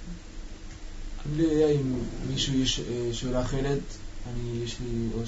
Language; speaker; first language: Hebrew; non-native, learner; Spanish